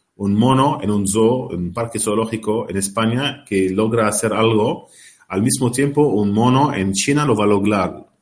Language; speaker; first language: Spanish; non-native, fluent; Arabic